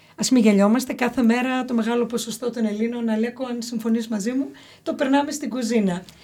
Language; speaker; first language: Greek; early bilingual, heritage; Greek